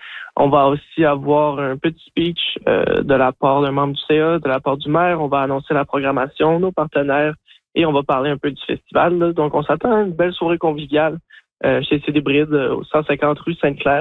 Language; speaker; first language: French; native; French